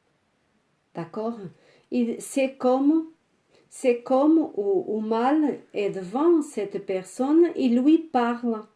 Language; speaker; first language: French; non-native, fluent; Portuguese